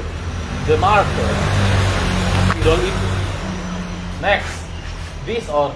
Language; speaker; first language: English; non-native, learner; Indonesian